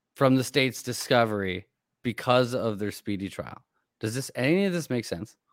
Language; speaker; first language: English; native; English